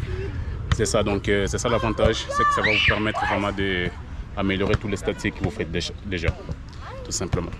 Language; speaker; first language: French; native; French